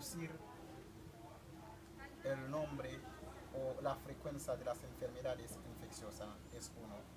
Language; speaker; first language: Spanish; non-native, fluent; Haitian Creole